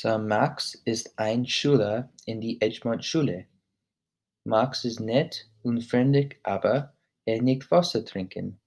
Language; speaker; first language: German; non-native, learner; English